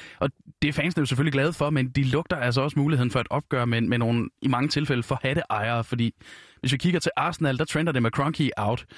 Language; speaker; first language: Danish; native; Danish